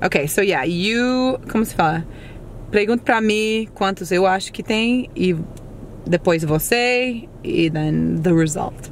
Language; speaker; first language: Portuguese; non-native, learner; English